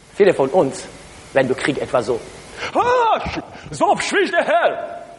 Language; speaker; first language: German; non-native, learner; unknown